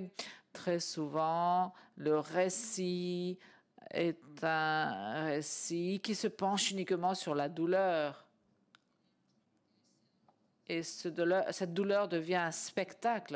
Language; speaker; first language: French; non-native, fluent; Spanish